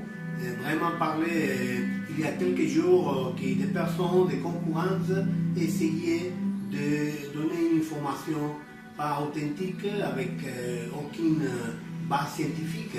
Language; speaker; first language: French; non-native, learner; Spanish